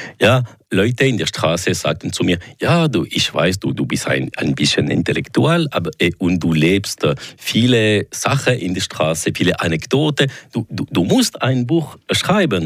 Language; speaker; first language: German; non-native, local second language; French